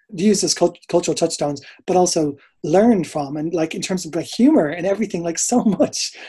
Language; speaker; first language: English; native; English